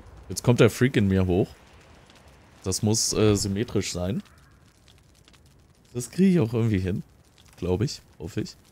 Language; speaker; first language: German; native; German